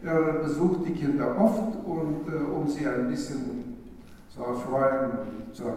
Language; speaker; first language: German; non-native, fluent; Russian